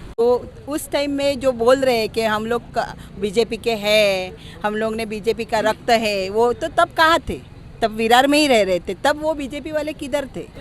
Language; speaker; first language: Hindi; non-native, local second language; Marathi